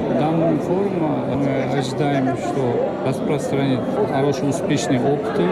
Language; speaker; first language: Russian; non-native, local second language; Uzbek